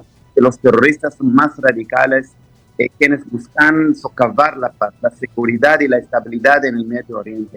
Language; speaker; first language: Spanish; non-native, fluent; Hebrew